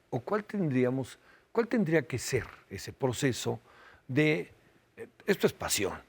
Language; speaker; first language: Spanish; native; Spanish